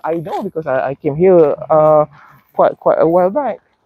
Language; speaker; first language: English; non-native, local second language; Malay